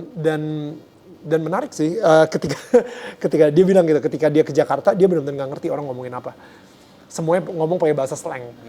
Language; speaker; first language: Indonesian; native; Indonesian